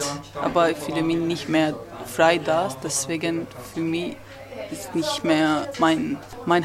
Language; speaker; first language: German; non-native, learner; Turkish